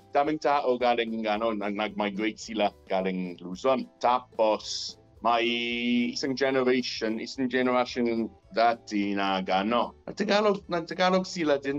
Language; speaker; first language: Filipino; non-native, learner; English